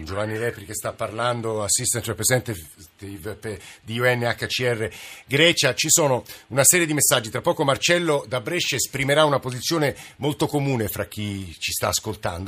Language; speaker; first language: Italian; native; Italian